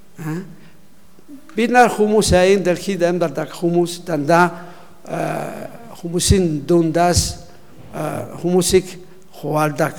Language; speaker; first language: Mongolian; non-native, learner; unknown